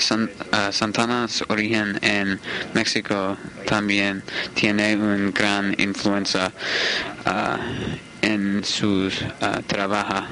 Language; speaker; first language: Spanish; non-native, learner; English